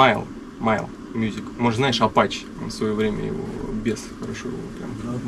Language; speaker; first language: Russian; native; Russian